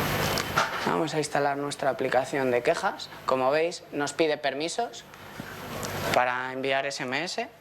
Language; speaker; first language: Spanish; native; Spanish